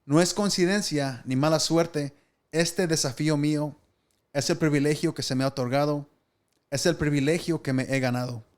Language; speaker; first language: Spanish; early bilingual, other home language; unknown